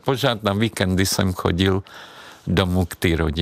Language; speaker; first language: Czech; non-native, fluent; Hungarian